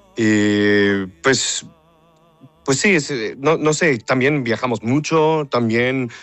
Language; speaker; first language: Spanish; early bilingual, other home language; English